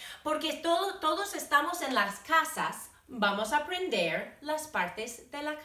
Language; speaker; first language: Spanish; non-native, fluent; English